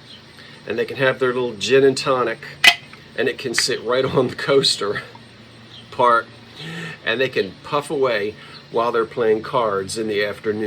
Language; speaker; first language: English; native; English